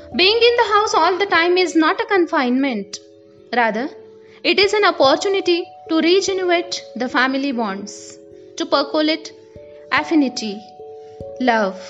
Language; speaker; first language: English; non-native, local second language; Marathi